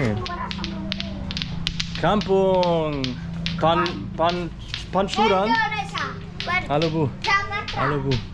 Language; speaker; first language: Indonesian; non-native, learner; German